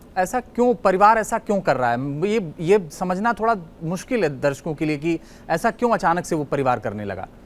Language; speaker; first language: Hindi; native; Hindi